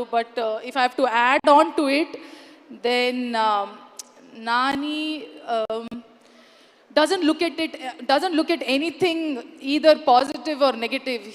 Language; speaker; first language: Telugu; non-native, learner; Kannada